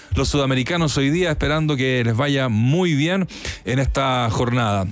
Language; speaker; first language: Spanish; native; Spanish